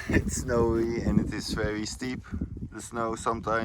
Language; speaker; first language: English; non-native, learner; Dutch